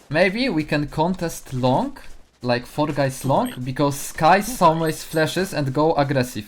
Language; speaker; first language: English; non-native, learner; Polish